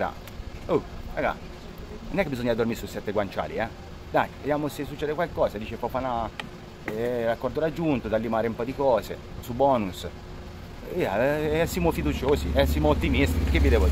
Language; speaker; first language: Italian; native; Italian